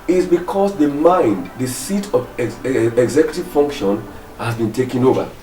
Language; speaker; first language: English; non-native, local second language; Yoruba